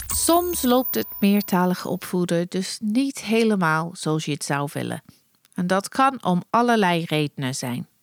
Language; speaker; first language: Dutch; non-native, fluent; English